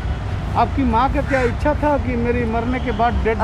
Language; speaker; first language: Hindi; native; Hindi